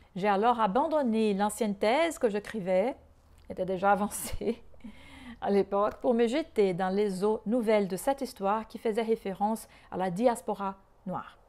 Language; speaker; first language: French; non-native, fluent; Portuguese